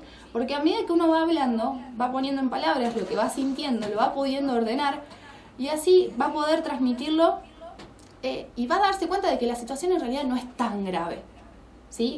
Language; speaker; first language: Spanish; native; Spanish